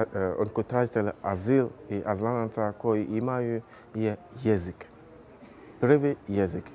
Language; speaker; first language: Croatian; non-native, learner; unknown